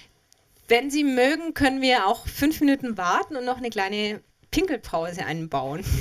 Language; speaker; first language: German; native; German